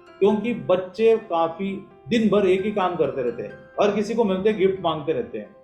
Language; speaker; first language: Hindi; non-native, local second language; Marathi